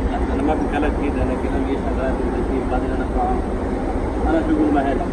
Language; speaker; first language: Arabic; non-native, learner; Punjabi